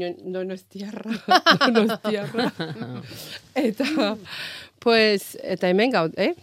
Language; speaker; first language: Basque; non-native, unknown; Azerbaijani